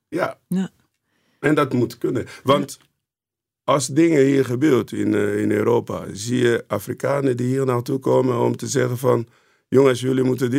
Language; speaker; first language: Dutch; non-native, fluent; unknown